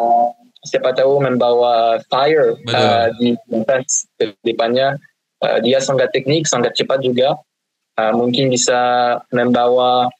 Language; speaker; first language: Indonesian; non-native, fluent; French